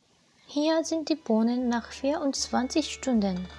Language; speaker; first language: German; non-native, fluent; Japanese